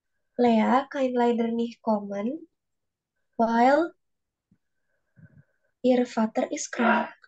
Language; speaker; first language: German; non-native, learner; Indonesian